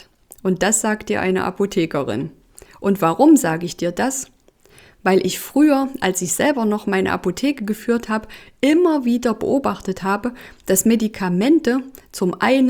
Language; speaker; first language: German; native; German